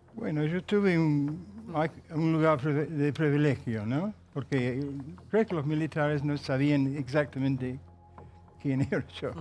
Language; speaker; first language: Spanish; non-native, fluent; English